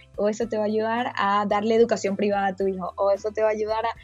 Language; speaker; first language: Spanish; native; Spanish